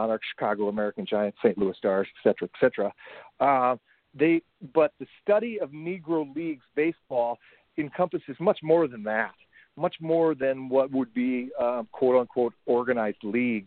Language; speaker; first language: English; native; English